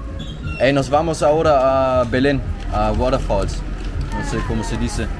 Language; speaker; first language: Spanish; non-native, learner; German